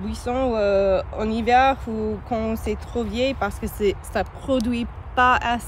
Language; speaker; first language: French; non-native, learner; English